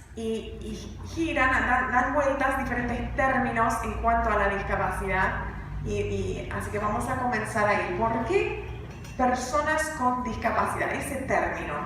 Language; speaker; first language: Spanish; non-native, fluent; English